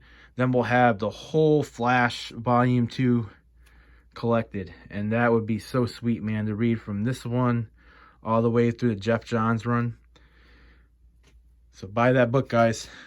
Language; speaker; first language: English; native; English